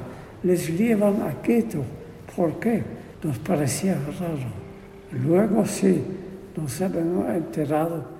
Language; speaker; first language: Spanish; non-native, fluent; Polish